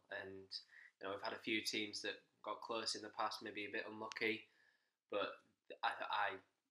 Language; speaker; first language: English; native; English